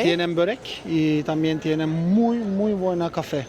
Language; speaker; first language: Spanish; non-native, learner; Turkish